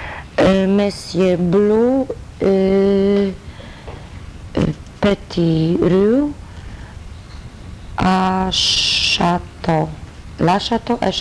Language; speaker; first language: French; non-native, learner; Polish